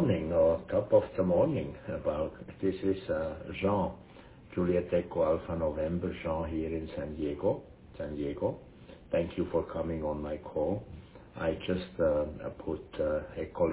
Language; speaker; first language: English; non-native, fluent; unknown